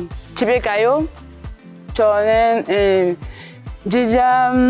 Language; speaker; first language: Korean; non-native, learner; French